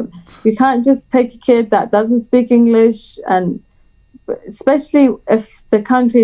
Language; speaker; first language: English; early bilingual, other home language; Persian